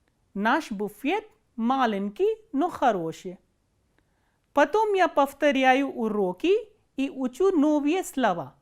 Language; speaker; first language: Russian; non-native, fluent; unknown